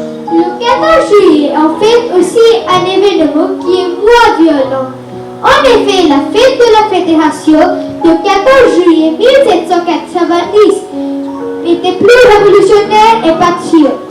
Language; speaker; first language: French; non-native, learner; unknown